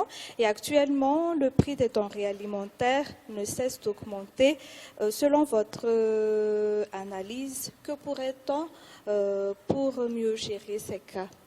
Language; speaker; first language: French; non-native, local second language; Malagasy